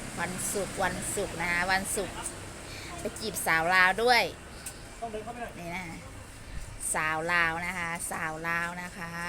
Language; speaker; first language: Thai; non-native, local second language; Lao